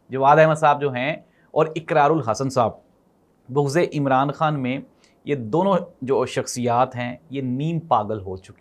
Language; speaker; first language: Urdu; native; Urdu